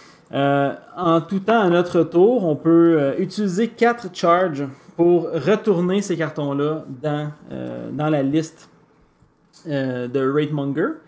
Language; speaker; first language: French; native; French